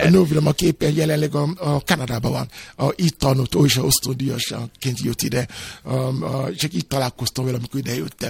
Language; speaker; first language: Hungarian; non-native, learner; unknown